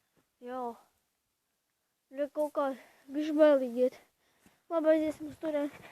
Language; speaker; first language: Latvian; non-native, local second language; Russian